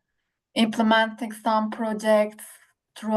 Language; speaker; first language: English; non-native, learner; Turkish